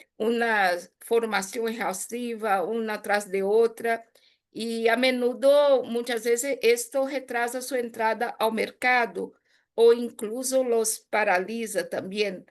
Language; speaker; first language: Spanish; non-native, fluent; Portuguese